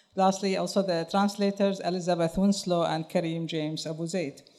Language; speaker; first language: English; non-native, fluent; Arabic